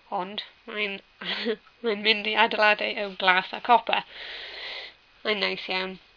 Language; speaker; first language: Welsh; non-native, learner; English